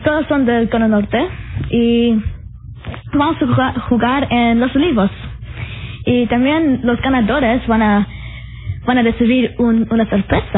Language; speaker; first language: Spanish; early bilingual, heritage; Spanish